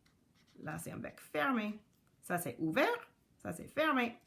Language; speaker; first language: French; non-native, local second language; English